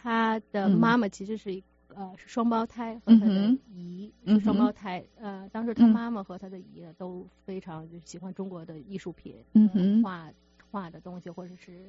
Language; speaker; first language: Chinese; native; Chinese